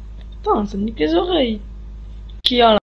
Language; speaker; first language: French; native; French